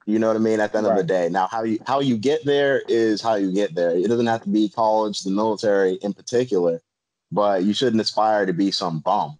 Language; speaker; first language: English; native; English